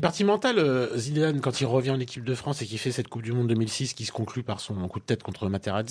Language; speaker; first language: French; native; French